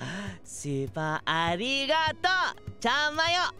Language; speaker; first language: Japanese; non-native, learner; English